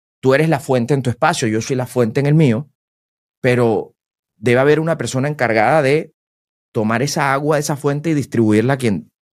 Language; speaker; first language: Spanish; native; Spanish